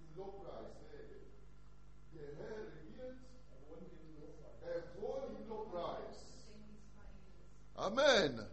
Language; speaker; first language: German; non-native, learner; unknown